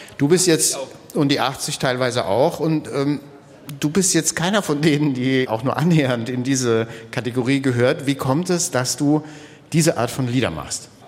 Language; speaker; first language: German; native; German